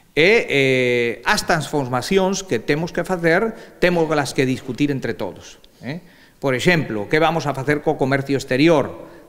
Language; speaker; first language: Galician; early bilingual, heritage; Galician